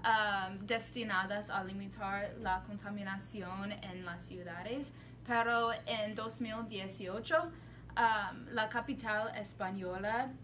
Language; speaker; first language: Spanish; non-native, learner; English